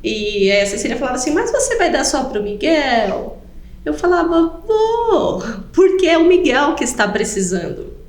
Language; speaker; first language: Portuguese; native; Portuguese